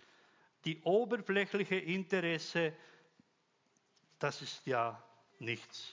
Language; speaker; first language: German; non-native, fluent; Croatian